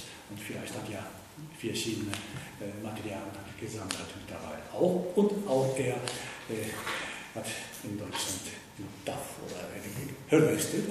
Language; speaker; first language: German; non-native, fluent; Japanese